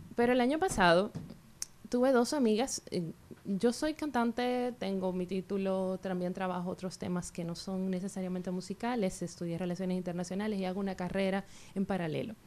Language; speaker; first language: Spanish; native; Spanish